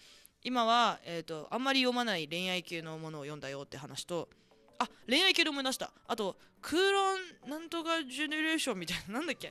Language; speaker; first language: Japanese; native; Japanese